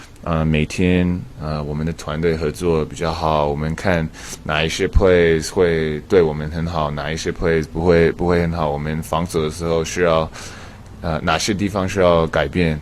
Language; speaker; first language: Chinese; early bilingual, heritage; English